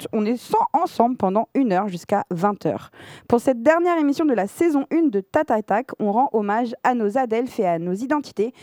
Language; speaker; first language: French; native; French